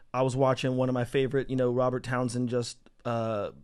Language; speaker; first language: English; native; English